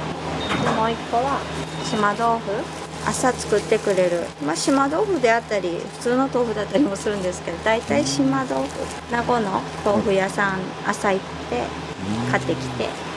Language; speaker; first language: Japanese; native; Japanese